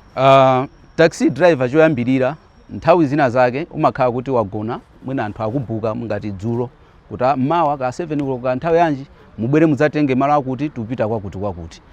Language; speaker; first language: Nyanja; non-native, local second language; Yao